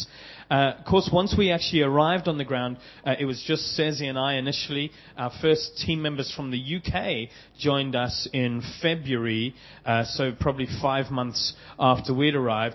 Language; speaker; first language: English; native; English